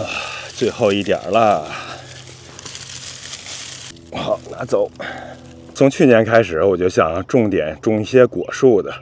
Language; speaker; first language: Chinese; native; Chinese